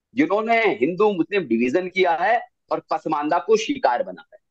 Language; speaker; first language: Hindi; native; Hindi